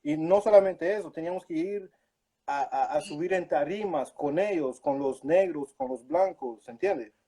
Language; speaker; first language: Spanish; early bilingual, heritage; Spanish